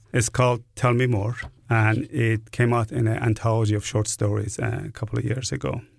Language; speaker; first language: English; non-native, fluent; Persian